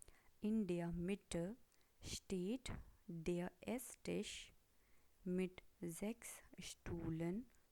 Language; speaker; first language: German; non-native, fluent; Hindi